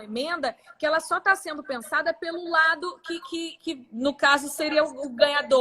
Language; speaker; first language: Portuguese; native; Portuguese